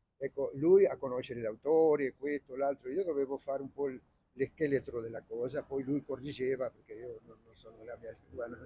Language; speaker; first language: Italian; non-native, fluent; Spanish